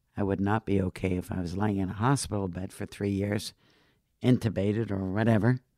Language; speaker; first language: English; non-native, fluent; Dutch